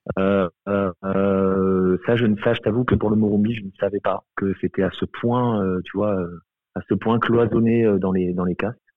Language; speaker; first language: French; native; French